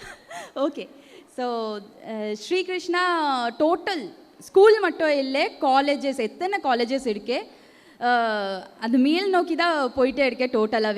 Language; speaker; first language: Tamil; non-native, local second language; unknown